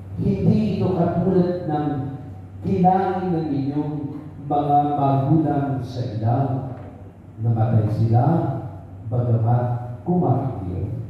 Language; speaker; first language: Filipino; non-native, local second language; Cebuano